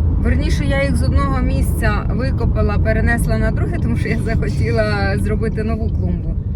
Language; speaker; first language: Ukrainian; non-native, local second language; Russian